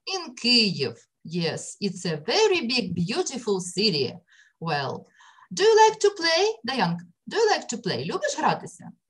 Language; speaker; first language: English; non-native, fluent; Ukrainian